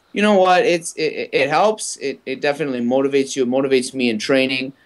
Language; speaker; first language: English; native; English